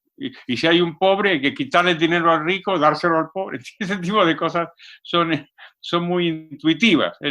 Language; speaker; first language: Spanish; native; Spanish